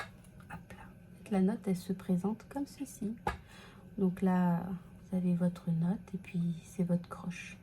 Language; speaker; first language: French; native; French